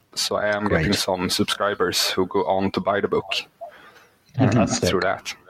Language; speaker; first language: English; non-native, fluent; Swedish